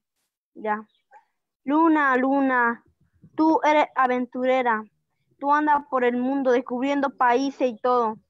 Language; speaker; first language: Spanish; native; Spanish